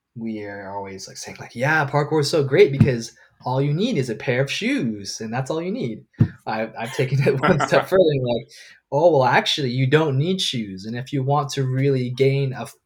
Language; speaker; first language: English; non-native, local second language; Cantonese